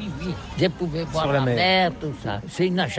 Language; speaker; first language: French; non-native, learner; Catalan